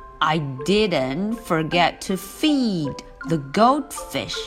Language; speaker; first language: English; non-native, fluent; Chinese